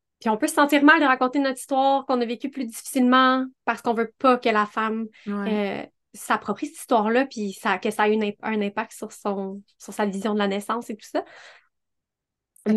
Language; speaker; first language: French; native; French